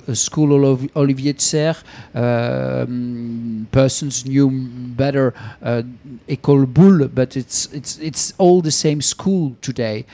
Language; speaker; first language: English; non-native, fluent; Dutch